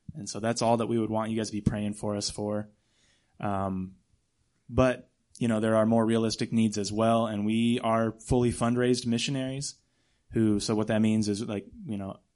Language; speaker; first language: English; native; English